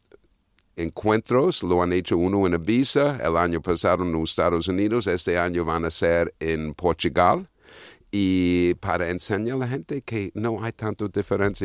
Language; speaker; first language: Spanish; non-native, fluent; English